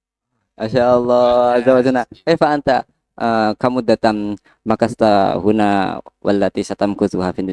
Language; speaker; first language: Arabic; non-native, learner; Indonesian